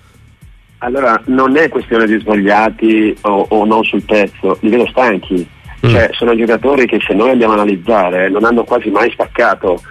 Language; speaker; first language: Italian; native; Italian